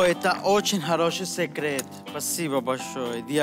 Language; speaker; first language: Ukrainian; non-native, learner; Spanish